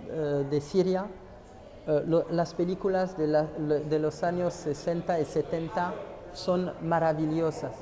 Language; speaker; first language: Spanish; non-native, fluent; French